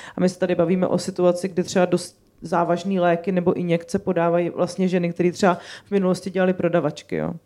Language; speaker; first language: Czech; native; Czech